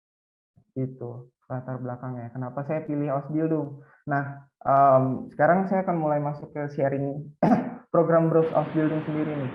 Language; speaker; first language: Indonesian; native; Indonesian